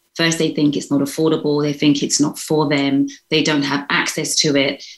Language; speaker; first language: English; native; English